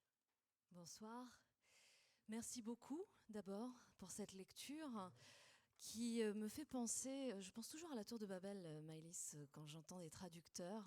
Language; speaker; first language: French; native; French